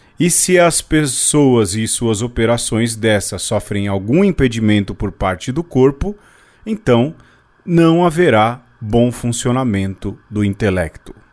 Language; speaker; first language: Portuguese; native; Portuguese